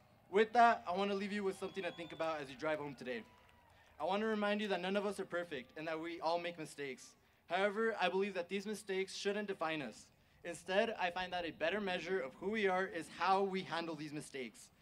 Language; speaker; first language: English; early bilingual, other home language; Spanish